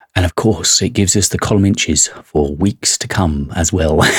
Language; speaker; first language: English; native; English